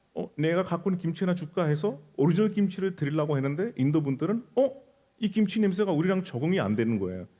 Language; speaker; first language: Korean; non-native, fluent; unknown